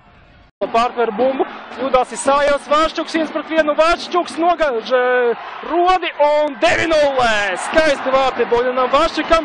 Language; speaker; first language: Latvian; native; Latvian